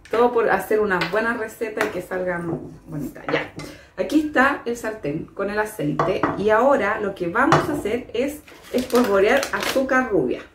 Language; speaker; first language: Spanish; native; Spanish